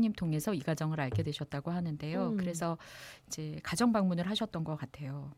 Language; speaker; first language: Korean; native; Korean